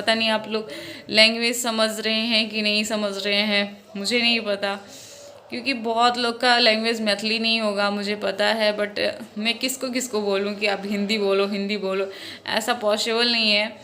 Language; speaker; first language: Hindi; non-native, local second language; Maithili